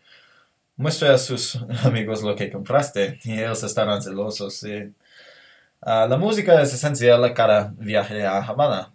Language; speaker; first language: Spanish; non-native, learner; English